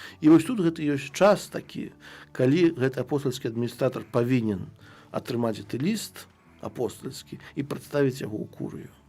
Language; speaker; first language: Belarusian; non-native, local second language; Russian